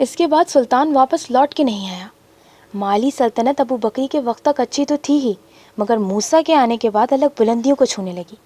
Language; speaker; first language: Urdu; native; Urdu